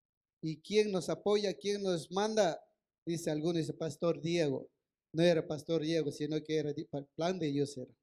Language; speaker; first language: Spanish; non-native, local second language; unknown